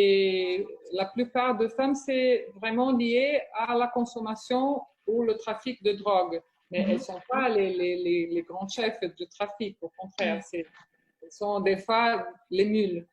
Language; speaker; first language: French; non-native, fluent; Portuguese